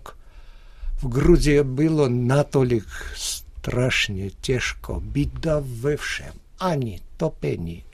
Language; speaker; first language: Czech; early bilingual, heritage; Czech